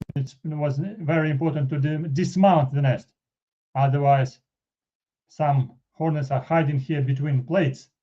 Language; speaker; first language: English; non-native, fluent; Russian